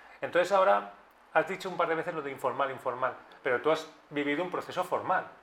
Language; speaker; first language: Spanish; native; Spanish